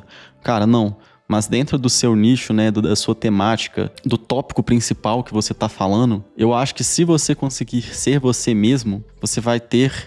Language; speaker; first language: Portuguese; native; Portuguese